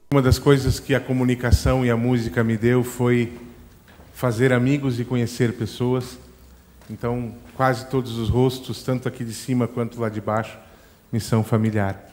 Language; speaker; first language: Portuguese; native; Portuguese